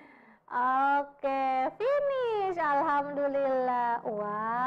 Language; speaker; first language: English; non-native, fluent; Indonesian